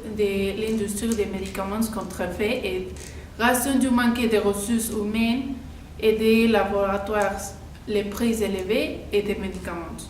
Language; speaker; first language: French; non-native, learner; Spanish